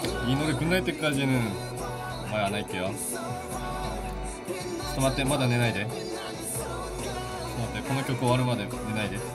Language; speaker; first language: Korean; non-native, fluent; Japanese